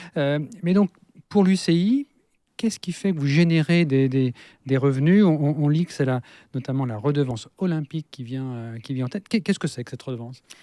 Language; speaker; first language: French; native; French